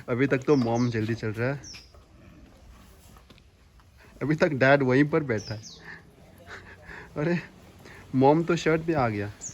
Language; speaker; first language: Hindi; non-native, local second language; Tibetan